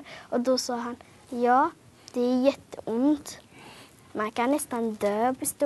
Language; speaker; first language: Swedish; early bilingual, other home language; Somali